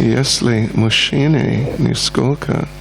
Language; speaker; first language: Russian; non-native, learner; English